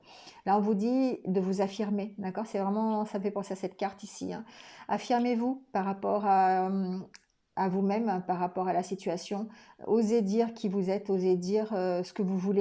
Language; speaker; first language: French; native; French